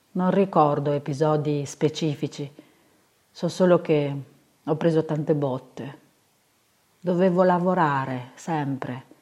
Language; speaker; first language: Italian; native; Italian